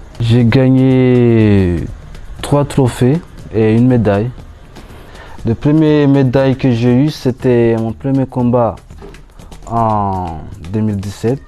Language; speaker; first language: French; non-native, local second language; Malagasy